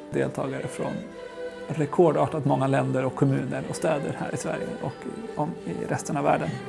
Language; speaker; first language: Swedish; native; Swedish